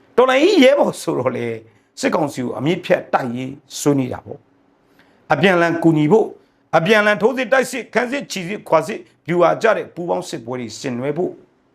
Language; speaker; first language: Burmese; native; Burmese